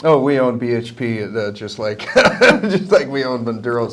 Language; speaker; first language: English; native; English